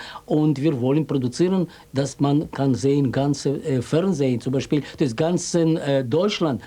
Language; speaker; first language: German; non-native, learner; Russian